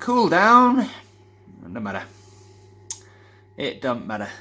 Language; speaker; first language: English; native; English